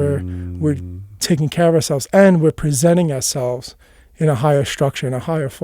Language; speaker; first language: English; native; English